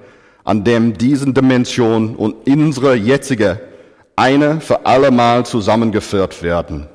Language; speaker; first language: German; non-native, fluent; English